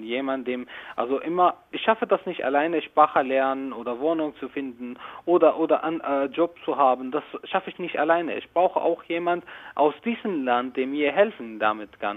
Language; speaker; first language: German; non-native, learner; Arabic